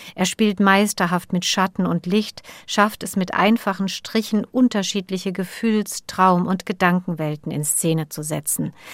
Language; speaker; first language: German; native; German